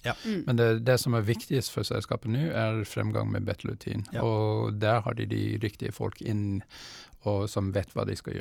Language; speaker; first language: Norwegian; non-native, fluent; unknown